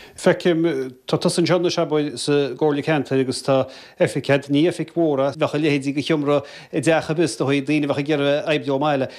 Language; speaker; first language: Irish; native; Irish